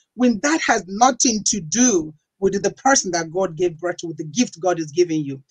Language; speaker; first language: English; non-native, local second language; Igbo